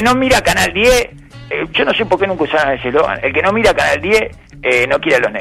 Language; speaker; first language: Spanish; native; Spanish